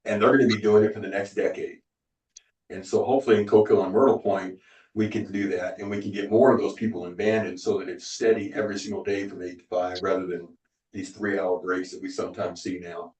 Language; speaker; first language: English; native; English